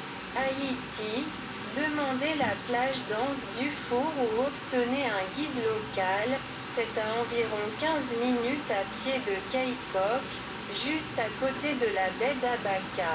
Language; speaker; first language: French; non-native, local second language; Haitian Creole